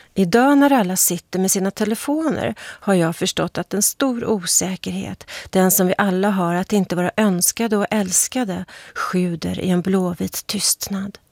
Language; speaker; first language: Swedish; native; Swedish